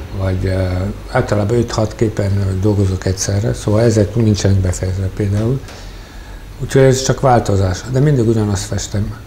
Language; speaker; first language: Hungarian; early bilingual, heritage; Hungarian